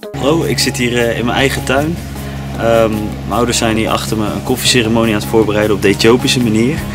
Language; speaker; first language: Dutch; native; Dutch